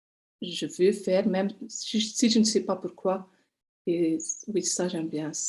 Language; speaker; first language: French; non-native, local second language; Dutch